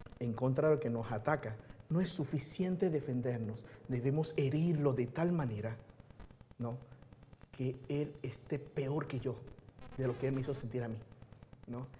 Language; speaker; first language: Spanish; early bilingual, other home language; Chinese